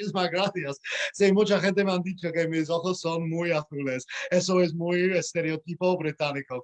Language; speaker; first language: Spanish; non-native, fluent; English